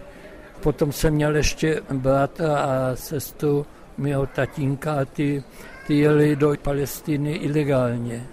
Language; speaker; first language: Czech; non-native, local second language; German